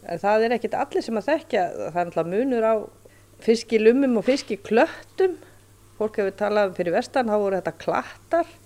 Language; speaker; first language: Icelandic; native; Icelandic